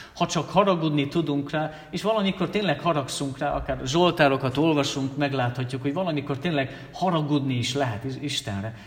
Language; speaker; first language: Hungarian; native; Hungarian